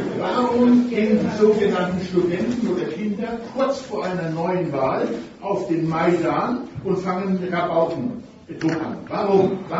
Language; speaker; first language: German; native; German